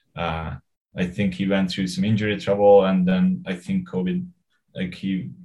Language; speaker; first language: English; non-native, fluent; Hungarian